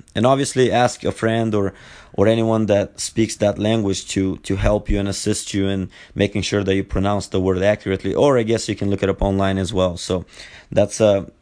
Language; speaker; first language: English; non-native, fluent; Bulgarian